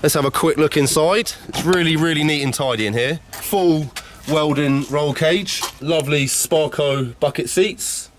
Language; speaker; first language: English; native; English